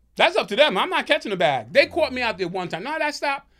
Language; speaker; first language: English; native; English